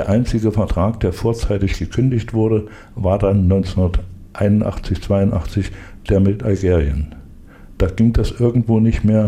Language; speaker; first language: German; native; German